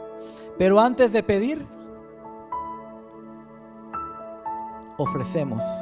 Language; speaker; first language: Spanish; native; Spanish